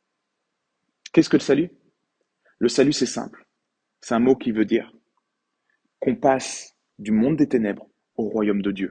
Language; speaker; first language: French; native; French